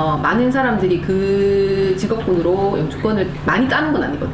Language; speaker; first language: Korean; native; Korean